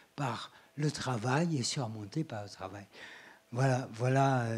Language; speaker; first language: French; native; French